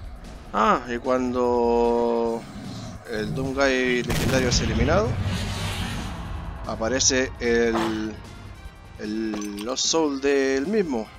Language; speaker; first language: Spanish; native; Spanish